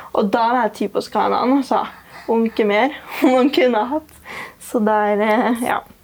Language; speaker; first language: Norwegian; native; Norwegian